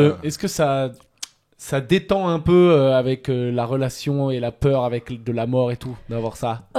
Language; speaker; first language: French; native; French